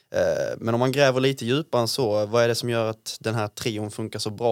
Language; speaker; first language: Swedish; native; Swedish